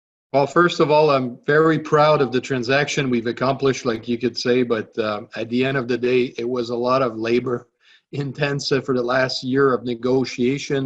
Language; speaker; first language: English; non-native, local second language; French